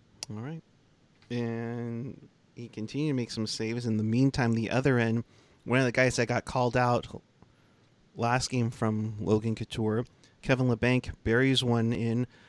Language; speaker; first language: English; native; English